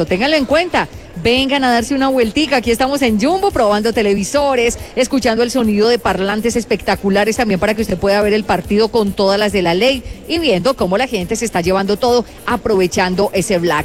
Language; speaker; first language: Spanish; native; Spanish